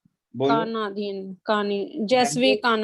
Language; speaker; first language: French; non-native, learner; Hindi